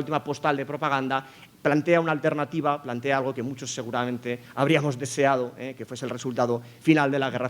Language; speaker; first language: Spanish; native; Spanish